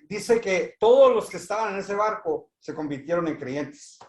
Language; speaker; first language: Spanish; native; Spanish